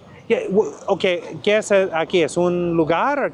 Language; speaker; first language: Spanish; non-native, learner; English